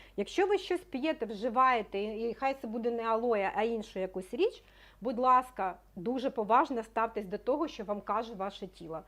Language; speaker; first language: Ukrainian; native; Ukrainian